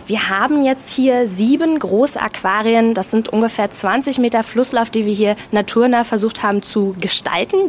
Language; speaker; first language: German; native; German